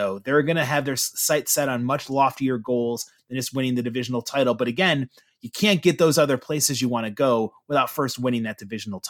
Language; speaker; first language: English; native; English